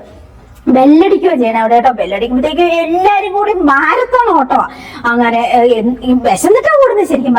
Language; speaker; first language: Malayalam; native; Malayalam